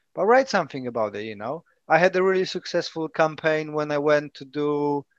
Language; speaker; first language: English; non-native, fluent; Polish